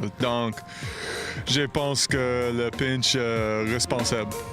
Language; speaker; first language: French; non-native, learner; English